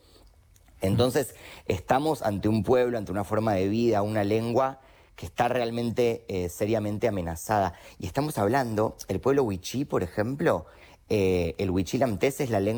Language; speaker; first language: Spanish; native; Spanish